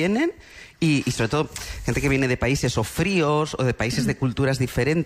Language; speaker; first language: Spanish; native; Spanish